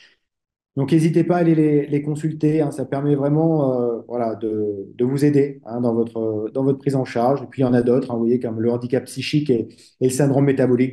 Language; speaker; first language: French; native; French